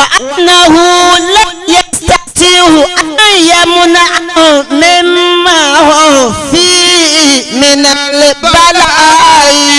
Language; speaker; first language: Arabic; non-native, fluent; Yoruba